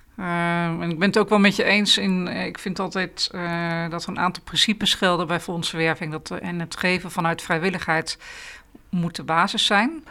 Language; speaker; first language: Dutch; native; Dutch